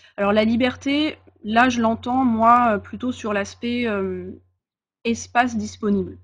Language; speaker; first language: French; native; French